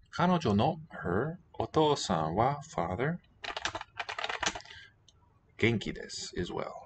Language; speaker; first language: Japanese; non-native, learner; English